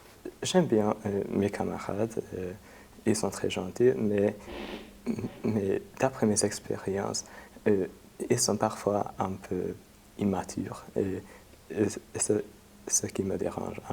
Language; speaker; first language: French; non-native, fluent; Hungarian